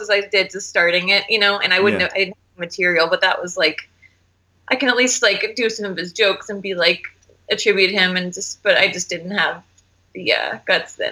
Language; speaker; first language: English; native; English